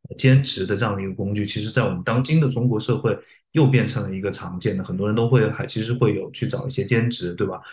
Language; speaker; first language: Chinese; native; Chinese